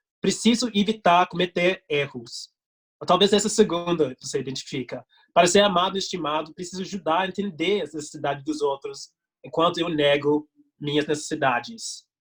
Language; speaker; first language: Portuguese; non-native, fluent; English